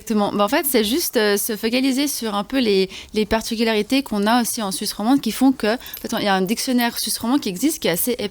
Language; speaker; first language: French; native; French